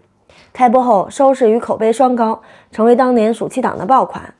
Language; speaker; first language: Chinese; native; Chinese